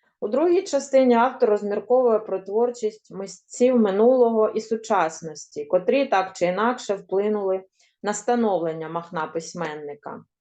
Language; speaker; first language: Ukrainian; native; Ukrainian